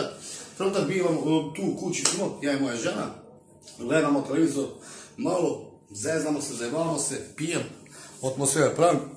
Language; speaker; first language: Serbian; non-native, local second language; Romany